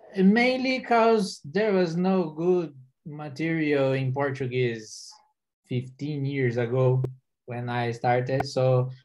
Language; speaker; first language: English; non-native, fluent; Portuguese